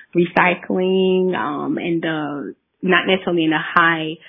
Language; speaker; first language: English; early bilingual, other home language; Haitian Creole